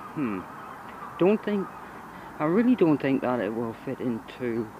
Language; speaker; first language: English; native; English